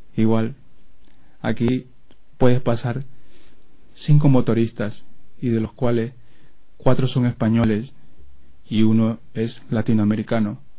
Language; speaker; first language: Spanish; native; Spanish